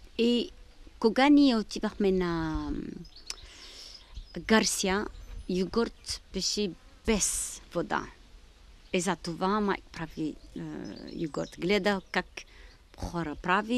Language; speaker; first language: Bulgarian; non-native, learner; Arabic